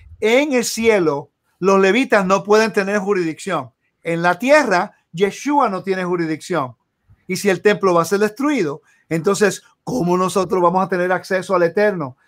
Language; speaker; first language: Spanish; early bilingual, heritage; Spanish